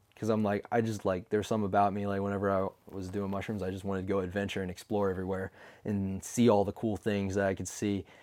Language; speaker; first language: English; native; English